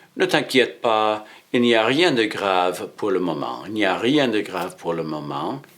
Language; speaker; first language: French; non-native, fluent; English